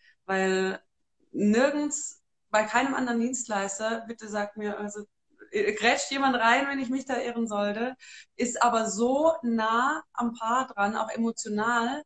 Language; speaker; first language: German; native; German